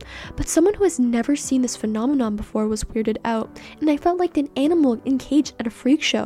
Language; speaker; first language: English; early bilingual, other home language; Persian